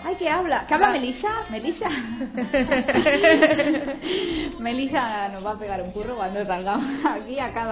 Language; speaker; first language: Spanish; native; Spanish